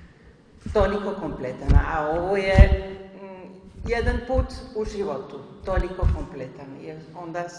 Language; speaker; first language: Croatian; early bilingual, heritage; Spanish